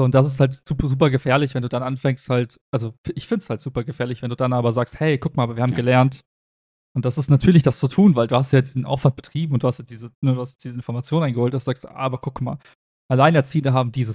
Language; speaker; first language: German; native; German